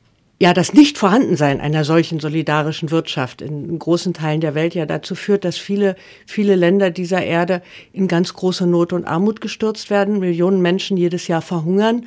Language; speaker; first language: German; native; German